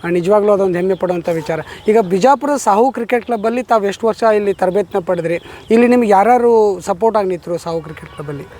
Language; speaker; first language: Kannada; native; Kannada